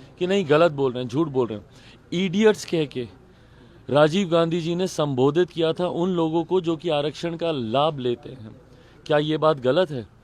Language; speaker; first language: Hindi; native; Hindi